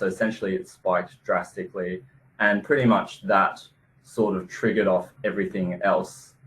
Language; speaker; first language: English; native; English